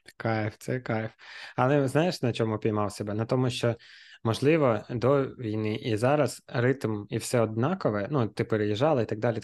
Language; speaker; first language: Ukrainian; non-native, local second language; Russian